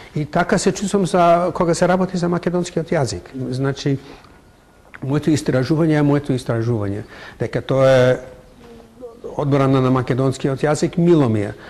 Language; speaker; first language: Macedonian; non-native, fluent; English